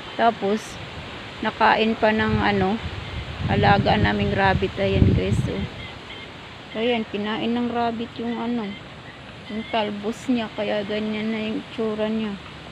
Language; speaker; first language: Filipino; native; Filipino